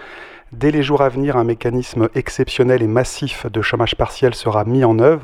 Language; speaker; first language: French; native; French